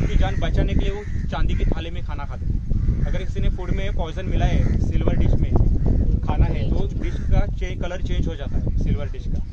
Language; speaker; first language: Hindi; non-native, local second language; Marathi